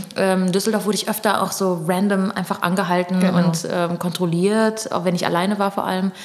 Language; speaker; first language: German; early bilingual, other home language; Portuguese